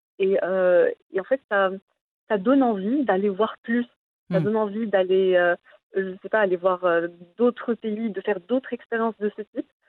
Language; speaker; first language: French; non-native, local second language; Arabic